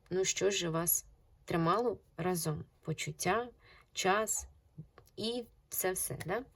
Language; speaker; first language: Ukrainian; non-native, local second language; Russian